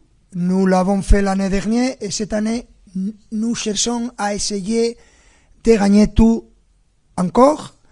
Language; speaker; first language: French; non-native, fluent; Spanish